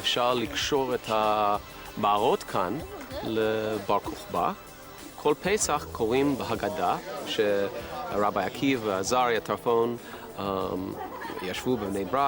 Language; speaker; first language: Hebrew; non-native, fluent; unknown